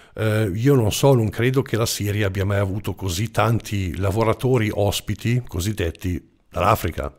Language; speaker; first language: Italian; non-native, fluent; German